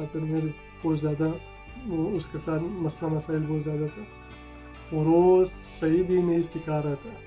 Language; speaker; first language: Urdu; non-native, fluent; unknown